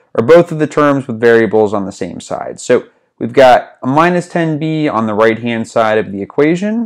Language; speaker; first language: English; native; English